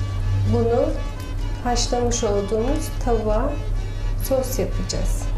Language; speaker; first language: Turkish; native; Turkish